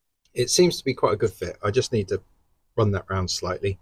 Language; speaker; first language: English; native; English